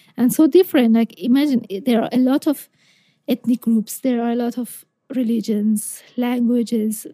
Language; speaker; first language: English; non-native, fluent; Persian